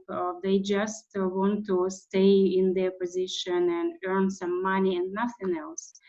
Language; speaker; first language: English; non-native, fluent; Russian